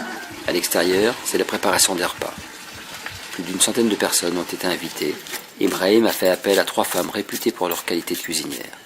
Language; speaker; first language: French; native; French